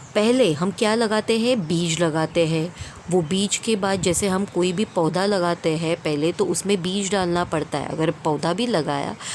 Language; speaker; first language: Hindi; non-native, local second language; Marathi